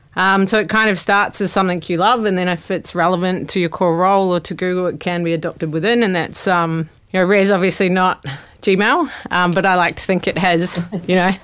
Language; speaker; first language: English; native; English